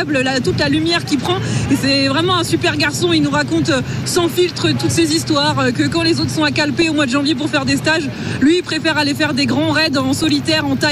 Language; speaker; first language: French; native; French